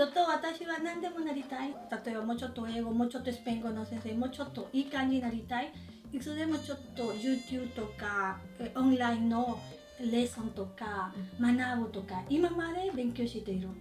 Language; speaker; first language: Japanese; non-native, learner; Spanish